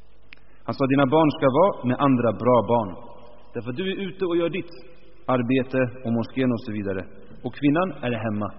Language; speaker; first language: Swedish; early bilingual, other home language; Arabic